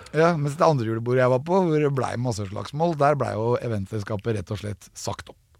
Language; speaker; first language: Norwegian; native; Norwegian